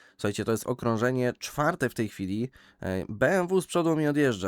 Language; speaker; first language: Polish; native; Polish